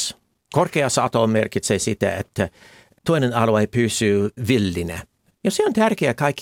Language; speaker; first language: Finnish; non-native, fluent; English